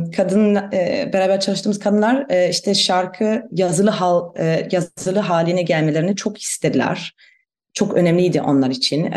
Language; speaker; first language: Turkish; non-native, fluent; German